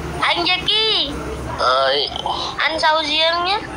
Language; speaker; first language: Vietnamese; non-native, learner; Indonesian